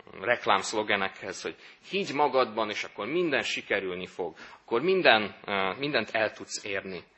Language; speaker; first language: Hungarian; native; Hungarian